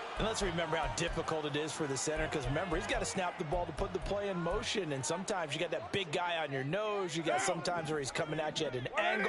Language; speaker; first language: English; native; English